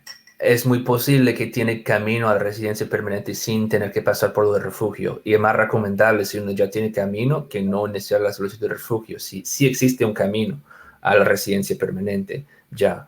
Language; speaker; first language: Spanish; non-native, fluent; English